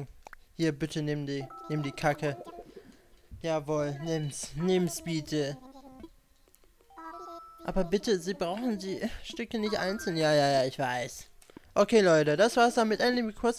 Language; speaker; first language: German; native; German